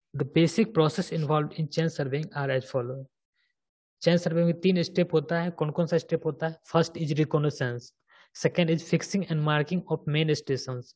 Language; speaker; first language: Hindi; native; Hindi